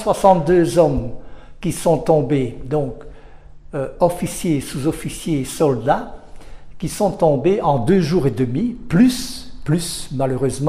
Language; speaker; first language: French; native; French